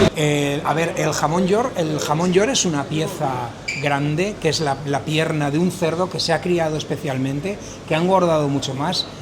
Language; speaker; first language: Spanish; non-native, local second language; Catalan